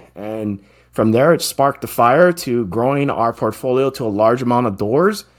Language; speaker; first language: English; native; English